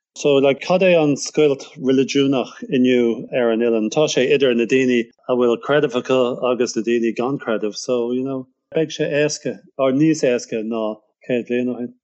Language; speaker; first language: Irish; non-native, local second language; English